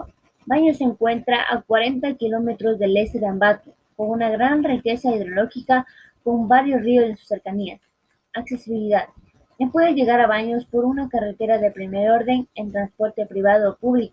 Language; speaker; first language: Spanish; native; Spanish